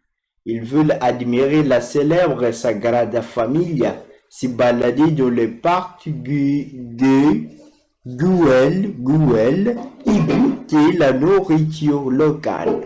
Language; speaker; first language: French; non-native, fluent; Portuguese